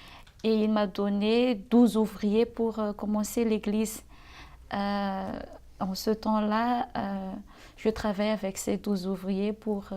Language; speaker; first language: French; non-native, local second language; Malagasy